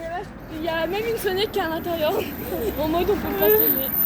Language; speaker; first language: French; native; French